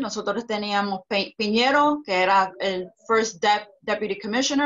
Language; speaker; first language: Spanish; early bilingual, heritage; Spanish